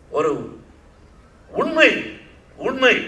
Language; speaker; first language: Tamil; non-native, learner; Telugu